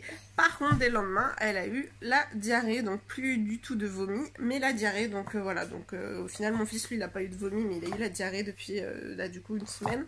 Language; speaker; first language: French; native; French